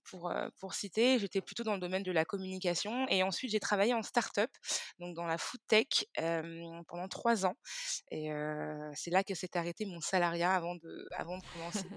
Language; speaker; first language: French; early bilingual, other home language; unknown